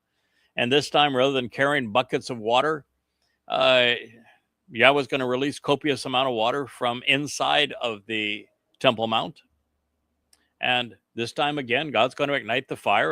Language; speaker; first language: English; native; English